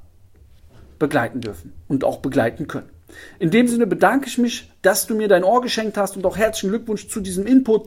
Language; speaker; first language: German; native; German